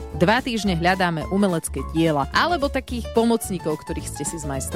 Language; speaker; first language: Slovak; native; Slovak